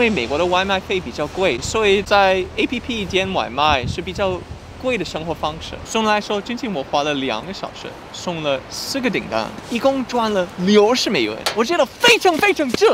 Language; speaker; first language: Chinese; non-native, fluent; English